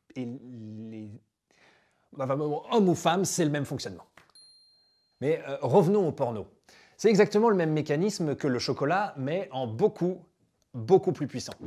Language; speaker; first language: French; native; French